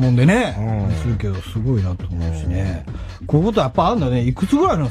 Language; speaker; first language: Japanese; native; Japanese